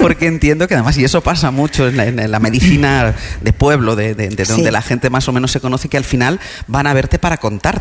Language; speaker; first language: Spanish; native; Spanish